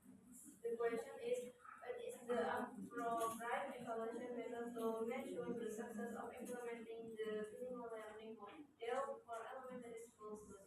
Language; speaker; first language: English; non-native, learner; Indonesian